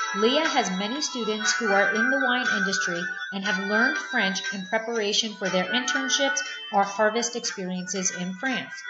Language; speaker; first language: English; native; English